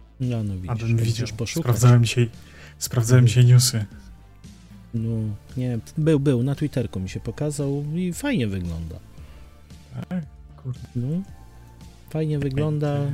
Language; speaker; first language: Polish; native; Polish